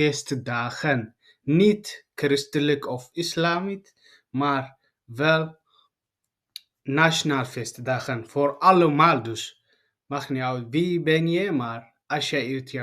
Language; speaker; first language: Dutch; non-native, fluent; Tigrinya